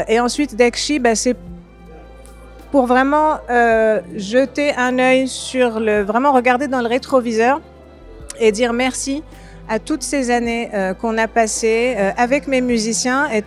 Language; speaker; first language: French; non-native, local second language; Arabic